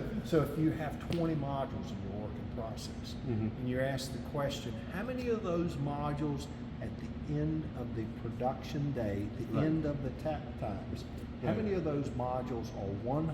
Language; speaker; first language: English; native; English